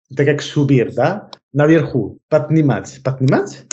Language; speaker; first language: Russian; non-native, learner; Spanish